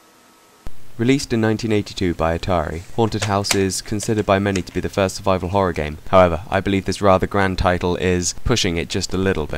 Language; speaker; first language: English; native; English